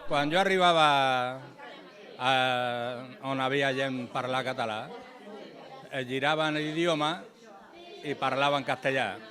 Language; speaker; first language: Catalan; non-native, learner; Spanish